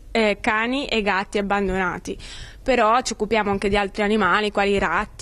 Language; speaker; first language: Italian; native; Italian